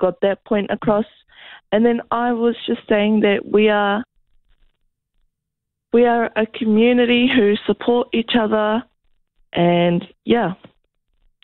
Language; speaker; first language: English; native; English